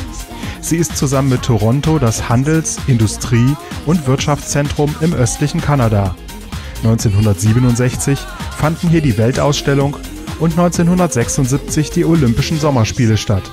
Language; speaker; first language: German; native; German